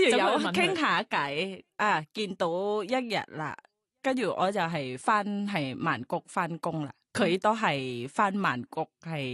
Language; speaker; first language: Cantonese; non-native, learner; Thai